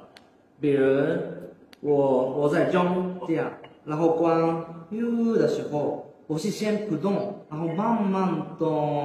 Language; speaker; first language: Chinese; non-native, learner; Japanese